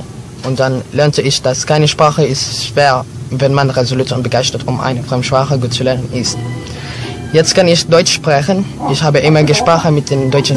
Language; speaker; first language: German; non-native, learner; Filipino